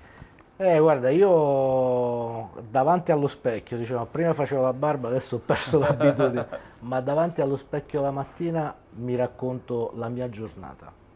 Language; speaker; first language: Italian; native; Italian